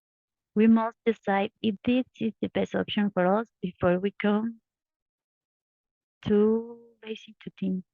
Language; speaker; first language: English; non-native, learner; Spanish